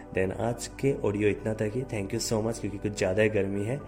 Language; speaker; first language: Hindi; non-native, local second language; Assamese